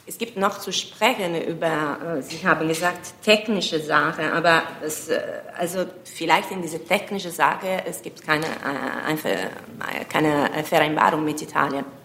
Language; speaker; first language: German; non-native, fluent; Italian